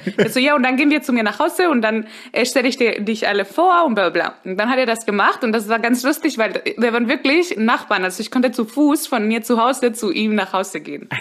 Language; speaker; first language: German; early bilingual, heritage; Spanish